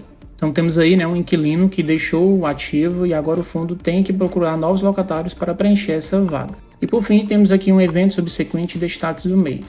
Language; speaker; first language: Portuguese; native; Portuguese